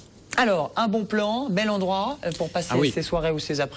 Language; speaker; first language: French; native; French